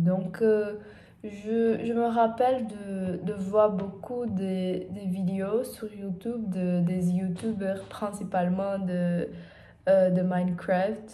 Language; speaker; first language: French; non-native, learner; Portuguese